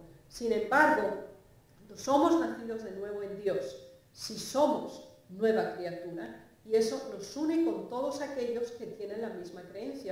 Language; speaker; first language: Spanish; native; Spanish